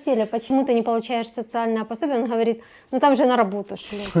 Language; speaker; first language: Russian; native; Russian